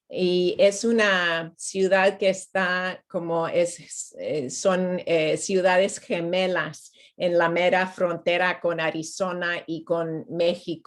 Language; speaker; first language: Spanish; non-native, fluent; English